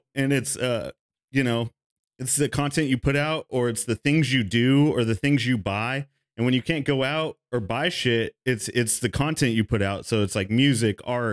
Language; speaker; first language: English; native; English